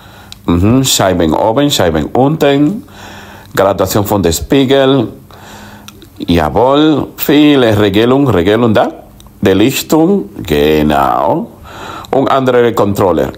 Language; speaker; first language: German; non-native, learner; Spanish